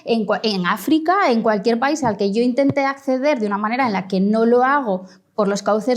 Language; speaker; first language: Spanish; native; Spanish